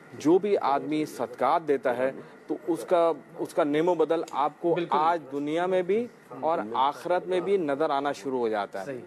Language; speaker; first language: Urdu; non-native, local second language; Memoni